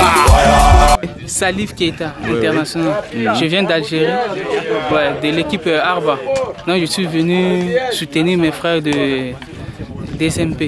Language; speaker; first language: French; non-native, local second language; Bambara